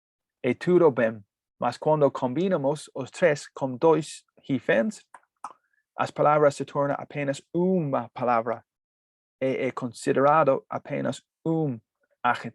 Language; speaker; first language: Portuguese; non-native, learner; English